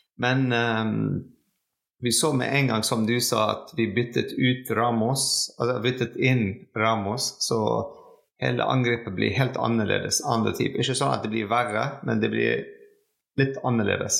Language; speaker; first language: Norwegian; non-native, fluent; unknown